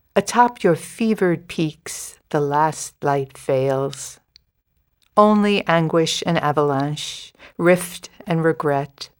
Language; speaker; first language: English; native; English